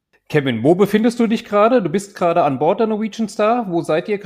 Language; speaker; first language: German; native; German